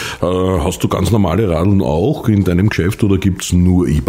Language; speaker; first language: German; native; German